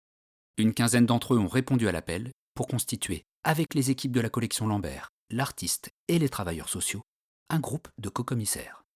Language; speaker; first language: French; native; French